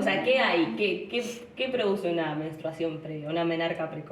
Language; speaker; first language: Spanish; native; Spanish